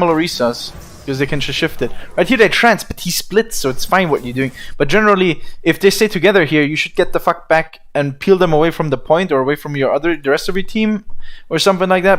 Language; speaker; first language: English; non-native, fluent; German